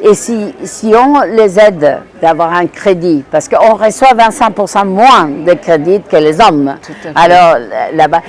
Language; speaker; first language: French; non-native, fluent; Spanish